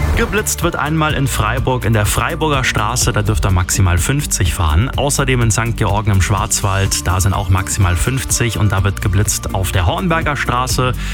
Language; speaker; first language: German; native; German